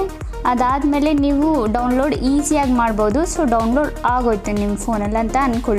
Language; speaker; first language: Kannada; native; Kannada